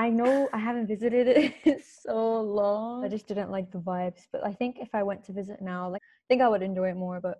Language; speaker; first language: English; native; English